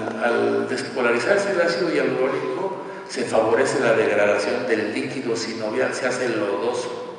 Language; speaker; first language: Spanish; native; Spanish